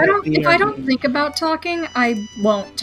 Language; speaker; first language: English; native; English